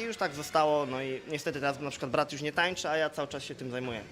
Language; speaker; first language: Polish; native; Polish